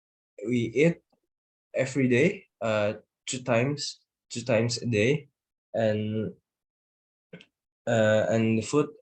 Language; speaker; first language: English; non-native, learner; Indonesian